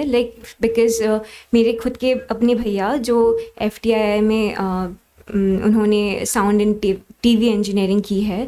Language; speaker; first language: Hindi; non-native, local second language; Assamese